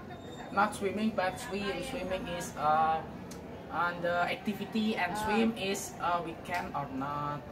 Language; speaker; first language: English; non-native, learner; Indonesian